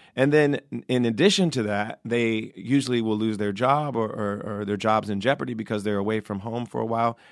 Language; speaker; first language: English; native; English